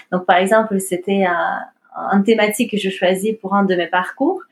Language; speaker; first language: French; non-native, fluent; Russian